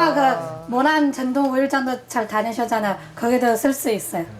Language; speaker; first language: Korean; non-native, learner; Chinese